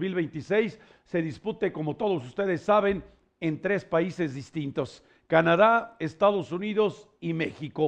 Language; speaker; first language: Spanish; native; Spanish